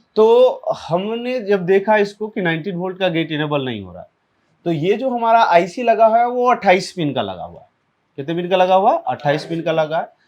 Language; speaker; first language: Hindi; native; Hindi